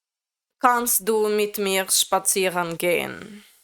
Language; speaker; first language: German; non-native, learner; Latvian